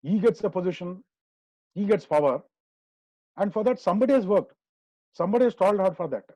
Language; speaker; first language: English; non-native, local second language; Kannada